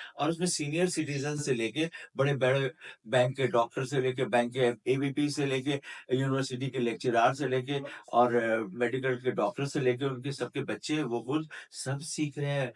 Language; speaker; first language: Urdu; native; Urdu